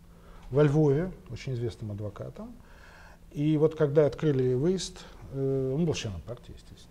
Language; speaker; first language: Russian; native; Russian